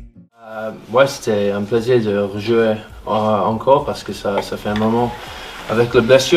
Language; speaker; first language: French; non-native, fluent; English